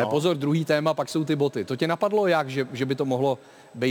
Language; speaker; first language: Czech; native; Czech